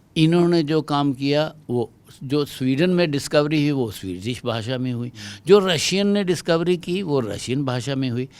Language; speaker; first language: Hindi; non-native, local second language; Dogri